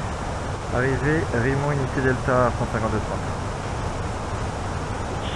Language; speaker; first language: French; native; French